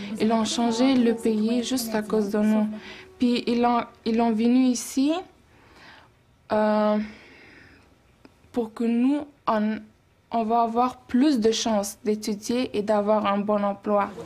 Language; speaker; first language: French; non-native, learner; Persian